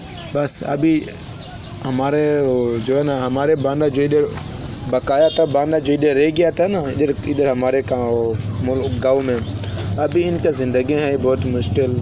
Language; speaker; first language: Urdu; non-native, learner; Swahili